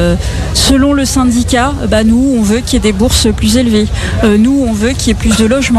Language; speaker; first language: French; native; French